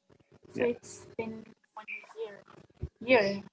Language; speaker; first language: English; non-native, learner; Indonesian